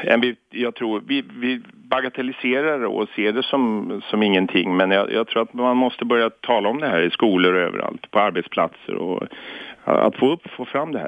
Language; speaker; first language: Swedish; native; Swedish